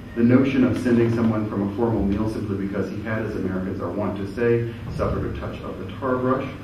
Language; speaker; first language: English; native; English